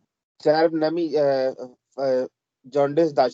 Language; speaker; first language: Persian; non-native, learner; Urdu